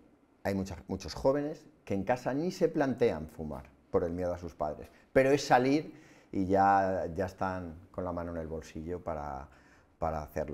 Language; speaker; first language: Spanish; native; Spanish